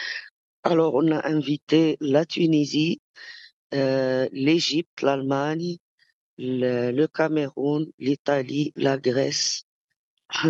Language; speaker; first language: French; non-native, local second language; Arabic